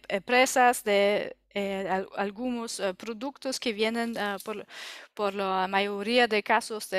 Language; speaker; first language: Spanish; non-native, learner; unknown